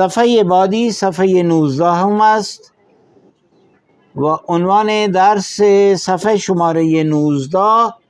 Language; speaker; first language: Persian; non-native, fluent; Urdu